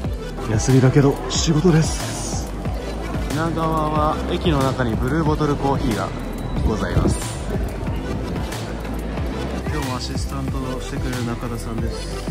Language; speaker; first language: Japanese; native; Japanese